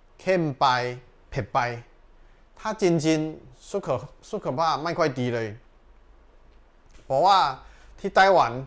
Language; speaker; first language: Thai; non-native, learner; Chinese